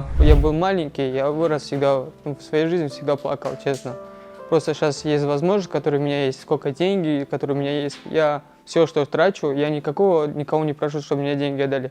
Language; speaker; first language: Russian; non-native, local second language; Tajik